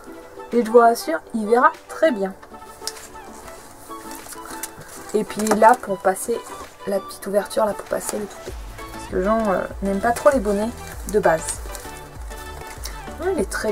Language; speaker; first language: French; native; French